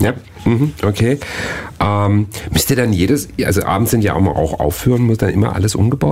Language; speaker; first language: German; native; German